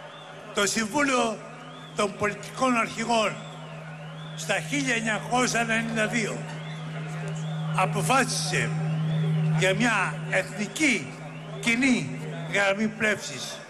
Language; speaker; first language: Greek; native; Greek